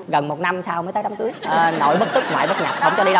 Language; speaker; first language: Vietnamese; native; Vietnamese